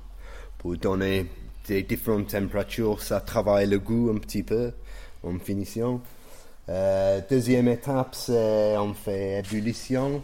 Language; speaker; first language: French; non-native, fluent; English